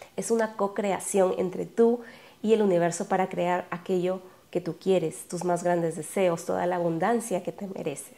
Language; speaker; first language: Spanish; native; Spanish